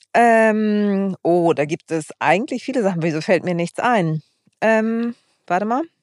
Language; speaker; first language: German; early bilingual, other home language; Greek